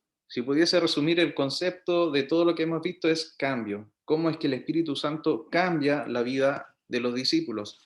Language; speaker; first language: Spanish; native; Spanish